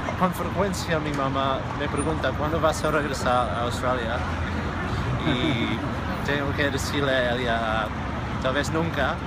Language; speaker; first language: Spanish; non-native, fluent; English